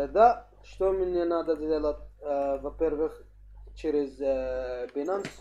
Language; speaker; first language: Russian; non-native, learner; English